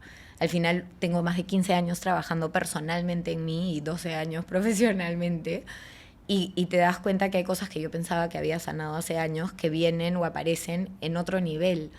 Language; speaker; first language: Spanish; native; Spanish